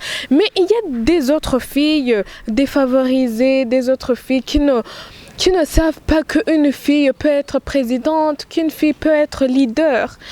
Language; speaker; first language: French; non-native, local second language; Rundi